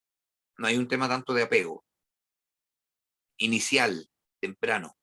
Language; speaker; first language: Spanish; native; Spanish